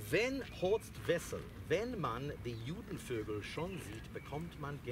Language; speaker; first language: German; non-native, fluent; English